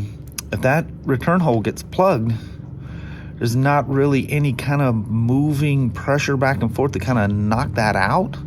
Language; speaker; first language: English; native; English